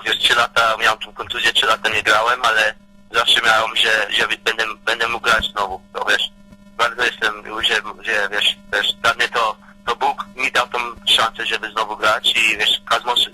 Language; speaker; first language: Polish; early bilingual, heritage; Polish